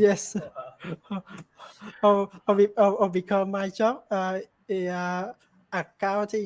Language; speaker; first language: English; non-native, learner; Vietnamese